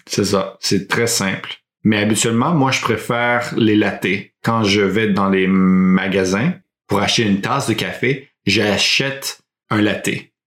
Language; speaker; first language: French; early bilingual, heritage; French